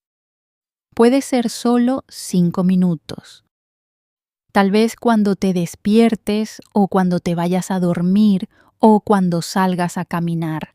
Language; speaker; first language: Spanish; non-native, fluent; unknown